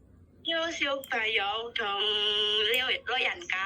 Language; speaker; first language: Cantonese; non-native, learner; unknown